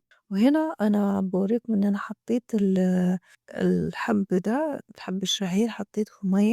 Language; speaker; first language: Arabic; native; Arabic